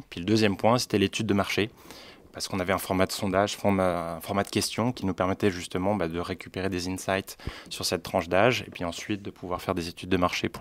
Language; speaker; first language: French; native; French